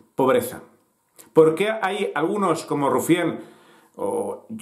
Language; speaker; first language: Spanish; native; Spanish